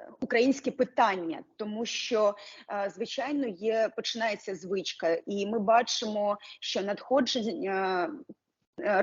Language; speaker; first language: Ukrainian; non-native, local second language; Russian